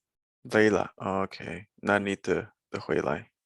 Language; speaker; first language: Chinese; non-native, learner; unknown